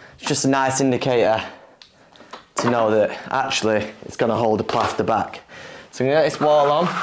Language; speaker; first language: English; native; English